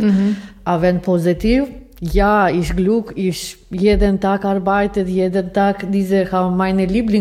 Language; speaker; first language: German; non-native, learner; Ukrainian